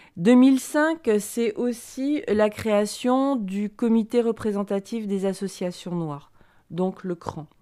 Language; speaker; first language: French; native; French